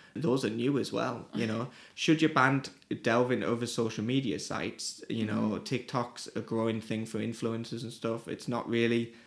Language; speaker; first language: English; native; English